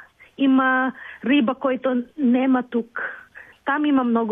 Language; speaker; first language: Bulgarian; non-native, learner; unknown